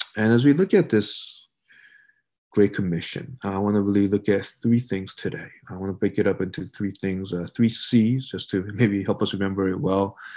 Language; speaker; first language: English; early bilingual, other home language; Korean